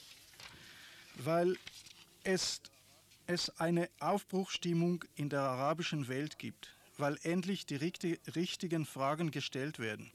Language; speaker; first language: German; non-native, fluent; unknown